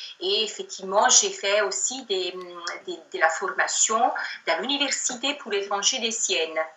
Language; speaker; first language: French; non-native, fluent; Italian